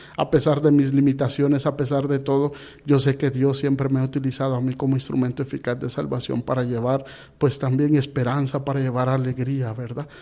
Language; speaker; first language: Spanish; native; Spanish